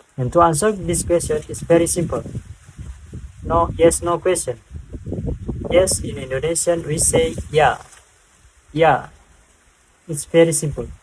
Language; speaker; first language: English; non-native, fluent; Indonesian